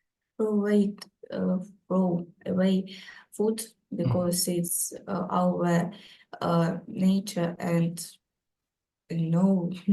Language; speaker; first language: English; non-native, learner; Ukrainian